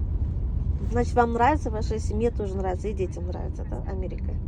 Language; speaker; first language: Russian; non-native, local second language; Tajik